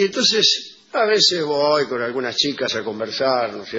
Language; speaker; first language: Spanish; native; Spanish